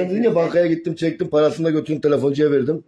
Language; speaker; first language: Turkish; native; Turkish